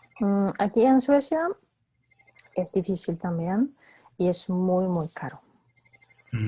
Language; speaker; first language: Spanish; non-native, fluent; Polish